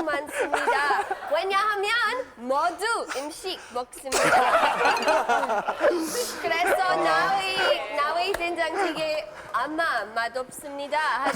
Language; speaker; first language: Korean; non-native, learner; English